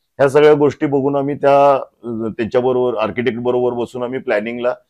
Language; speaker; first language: Marathi; native; Marathi